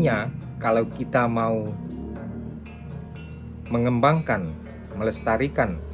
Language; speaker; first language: Indonesian; non-native, local second language; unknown